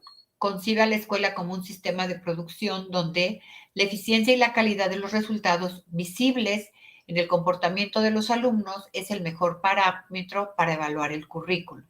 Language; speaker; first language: Spanish; native; Spanish